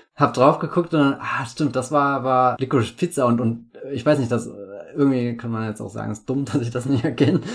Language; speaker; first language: German; native; German